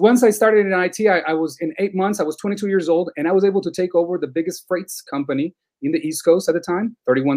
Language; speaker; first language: English; non-native, fluent; Spanish